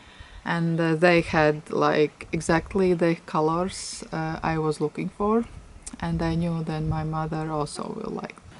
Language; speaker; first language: English; non-native, fluent; Latvian